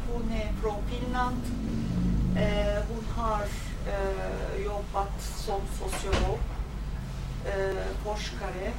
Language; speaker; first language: Swedish; non-native, fluent; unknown